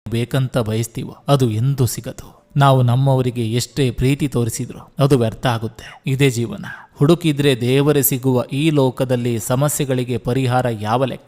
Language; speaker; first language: Kannada; native; Kannada